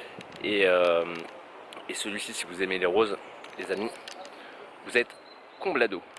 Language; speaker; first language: French; native; French